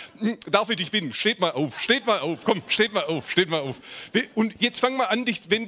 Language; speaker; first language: German; native; German